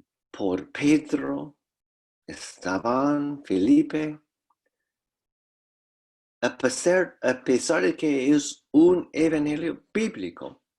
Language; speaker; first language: Spanish; non-native, fluent; English